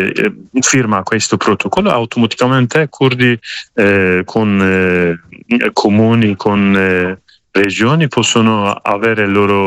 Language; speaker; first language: Italian; non-native, learner; Kurdish